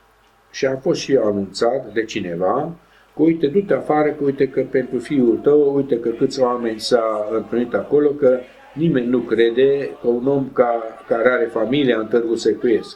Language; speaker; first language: Romanian; non-native, local second language; Hungarian